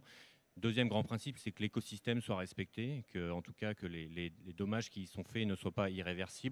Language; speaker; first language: French; native; French